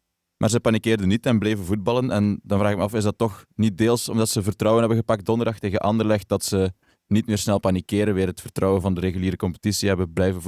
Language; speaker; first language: Dutch; native; Dutch